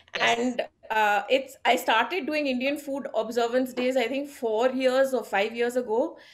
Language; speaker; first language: English; non-native, local second language; Gujarati